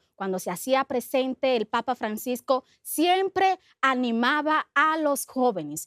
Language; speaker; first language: Spanish; native; Spanish